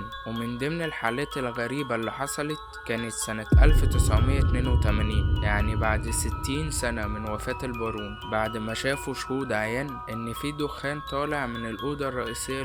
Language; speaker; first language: Arabic; native; Arabic